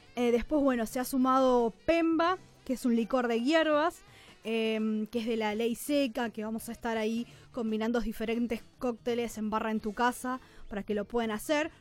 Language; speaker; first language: Spanish; native; Spanish